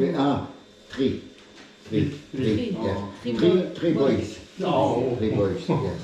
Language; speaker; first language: English; non-native, learner; French